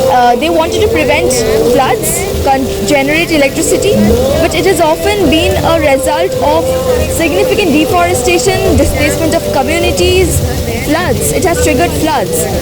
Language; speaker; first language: English; non-native, local second language; Bangla